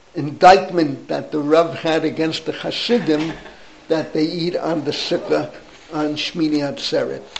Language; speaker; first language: English; native; English